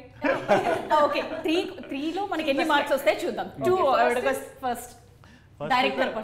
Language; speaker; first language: Telugu; native; Telugu